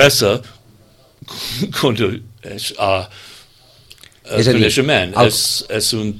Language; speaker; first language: Catalan; non-native, learner; English